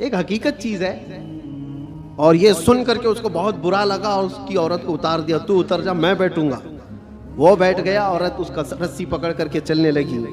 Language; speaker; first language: Urdu; native; Urdu